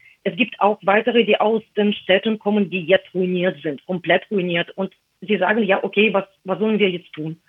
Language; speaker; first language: German; non-native, fluent; Russian